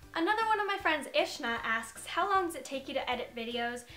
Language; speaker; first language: English; native; English